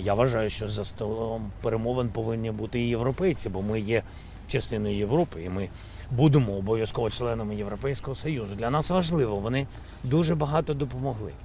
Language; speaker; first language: Ukrainian; non-native, local second language; Russian